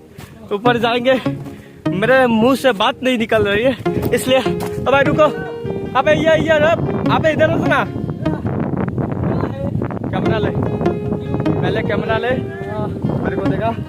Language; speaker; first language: Hindi; non-native, local second language; Bangla